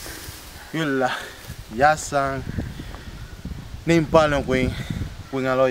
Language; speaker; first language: Finnish; non-native, learner; Spanish